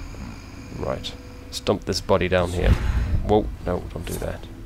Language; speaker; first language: English; native; English